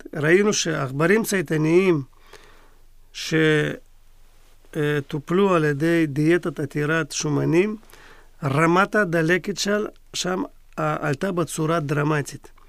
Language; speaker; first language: Hebrew; non-native, fluent; Russian